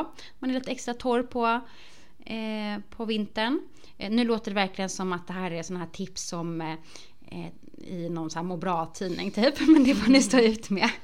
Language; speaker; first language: Swedish; native; Swedish